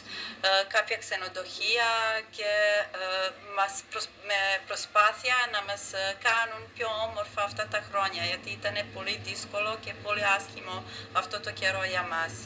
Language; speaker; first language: Greek; non-native, fluent; Serbian